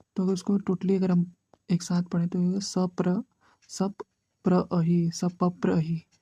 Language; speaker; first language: Hindi; native; Hindi